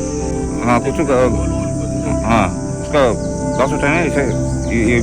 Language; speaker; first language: Hindi; non-native, local second language; Garo